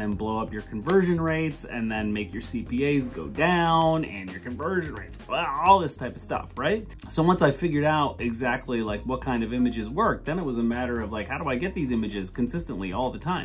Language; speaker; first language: English; native; English